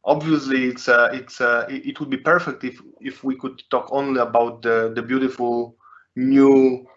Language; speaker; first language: English; non-native, fluent; Polish